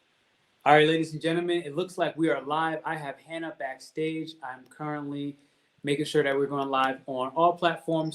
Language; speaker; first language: English; native; English